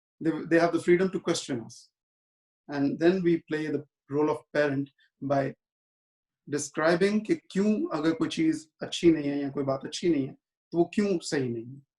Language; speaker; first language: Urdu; native; Urdu